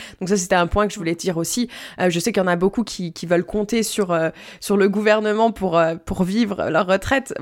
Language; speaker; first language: French; native; French